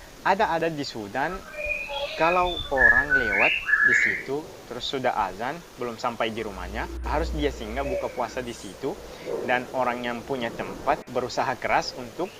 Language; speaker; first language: Indonesian; non-native, fluent; Arabic